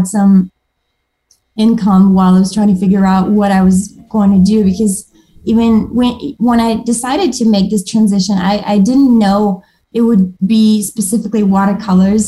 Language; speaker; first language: English; early bilingual, other home language; Romanian